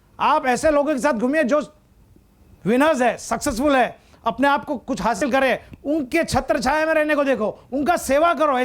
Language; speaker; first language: Hindi; non-native, local second language; Malayalam